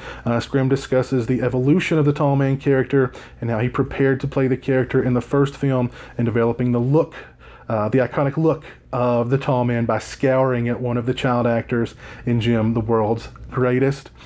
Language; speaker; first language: English; native; English